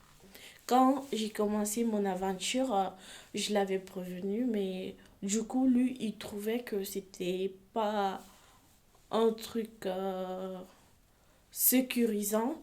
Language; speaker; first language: French; non-native, fluent; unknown